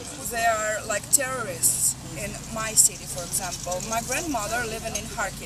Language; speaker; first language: English; non-native, learner; Russian